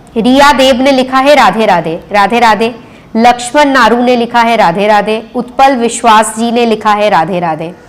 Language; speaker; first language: Hindi; non-native, local second language; Bangla